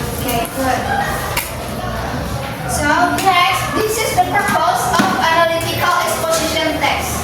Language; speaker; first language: English; non-native, fluent; Indonesian